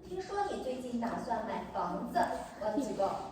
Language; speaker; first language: Chinese; non-native, fluent; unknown